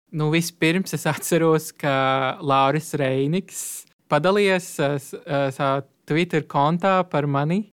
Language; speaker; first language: Latvian; non-native, fluent; Turkish